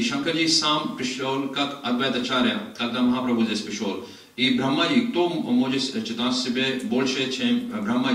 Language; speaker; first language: Russian; non-native, learner; Hindi